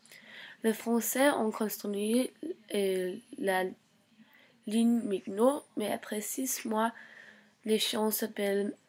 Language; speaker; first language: French; non-native, learner; Norwegian